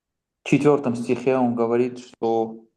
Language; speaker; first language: Russian; non-native, local second language; Armenian